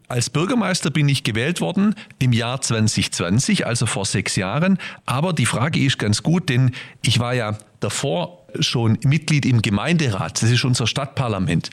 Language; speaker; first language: German; native; German